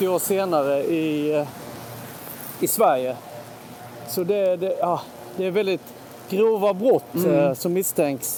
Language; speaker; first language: Swedish; native; Swedish